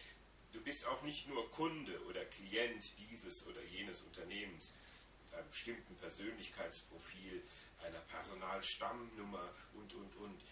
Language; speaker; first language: German; native; German